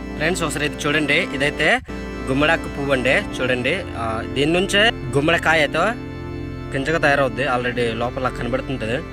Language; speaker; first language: Telugu; non-native, local second language; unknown